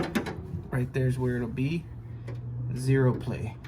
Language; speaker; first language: English; native; English